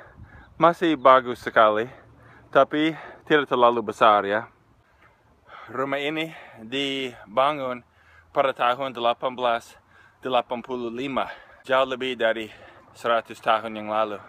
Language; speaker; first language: Indonesian; non-native, fluent; English